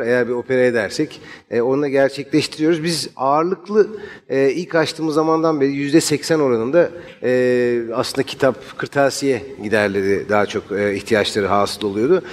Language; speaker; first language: Turkish; native; Turkish